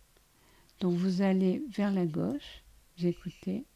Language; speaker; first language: French; native; French